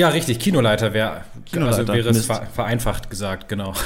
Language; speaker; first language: German; native; German